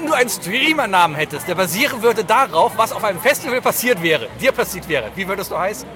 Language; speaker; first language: German; native; German